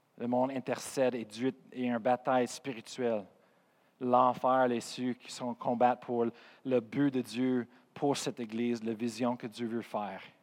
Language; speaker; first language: French; non-native, fluent; English